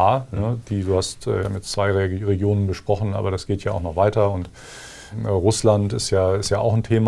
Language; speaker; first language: German; native; German